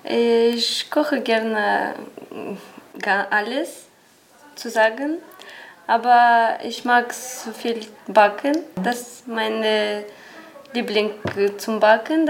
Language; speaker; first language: German; non-native, learner; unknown